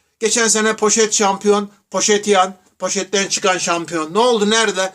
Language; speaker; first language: Turkish; native; Turkish